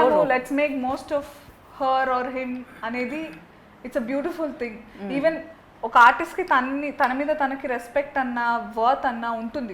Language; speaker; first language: Telugu; native; Telugu